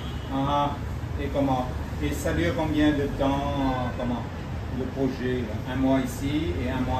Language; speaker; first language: French; non-native, fluent; Vietnamese